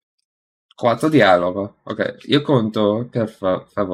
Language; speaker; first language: Italian; non-native, learner; English